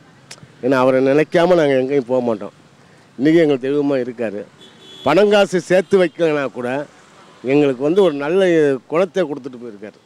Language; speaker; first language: Tamil; native; Tamil